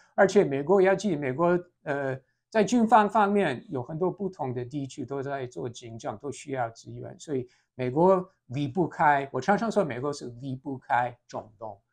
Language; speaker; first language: Chinese; non-native, fluent; English